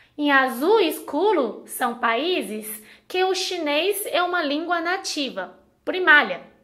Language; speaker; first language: Portuguese; non-native, fluent; Chinese